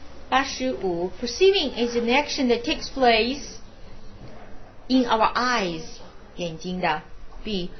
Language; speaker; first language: English; non-native, fluent; Chinese